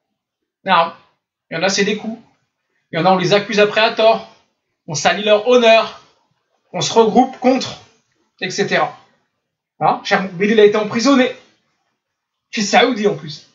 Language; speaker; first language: French; native; French